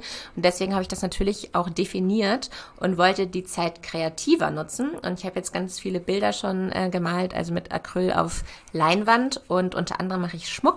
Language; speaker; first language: German; native; German